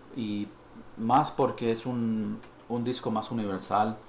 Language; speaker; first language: Spanish; early bilingual, heritage; Spanish